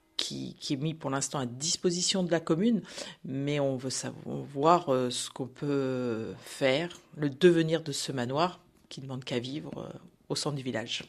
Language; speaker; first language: French; native; French